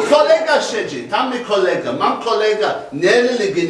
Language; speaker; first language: Polish; non-native, learner; English